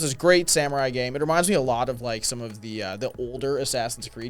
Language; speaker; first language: English; native; English